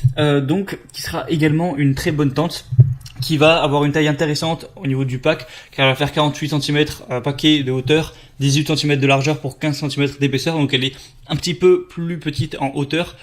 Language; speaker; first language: French; native; French